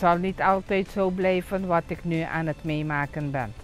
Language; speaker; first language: Dutch; non-native, local second language; Papiamento